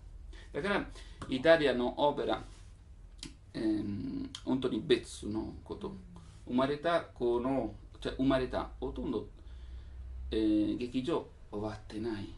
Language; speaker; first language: Japanese; non-native, learner; Italian